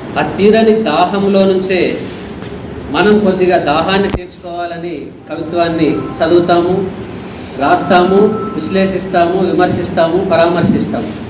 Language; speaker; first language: Telugu; native; Telugu